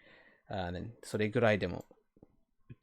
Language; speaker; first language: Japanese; non-native, fluent; English